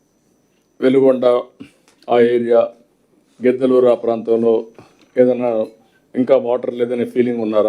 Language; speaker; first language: Telugu; native; Telugu